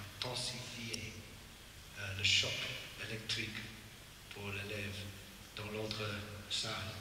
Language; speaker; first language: French; non-native, learner; English